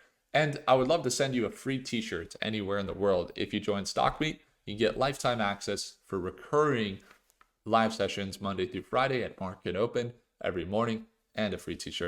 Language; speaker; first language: English; native; English